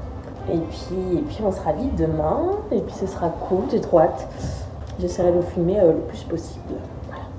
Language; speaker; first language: French; native; French